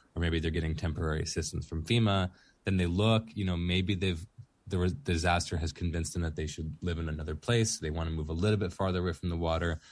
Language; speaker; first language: English; native; English